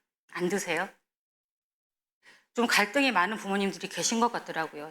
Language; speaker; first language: Korean; native; Korean